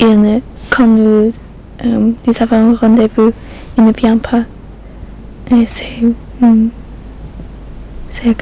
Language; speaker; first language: French; non-native, learner; English